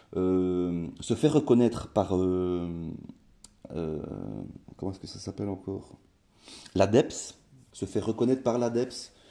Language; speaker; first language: French; native; French